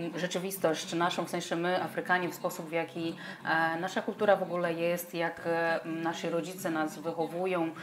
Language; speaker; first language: Polish; non-native, fluent; Portuguese